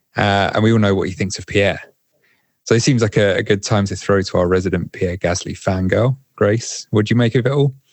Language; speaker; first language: English; native; English